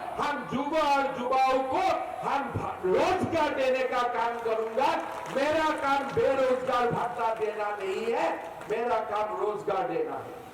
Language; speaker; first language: Hindi; non-native, local second language; Assamese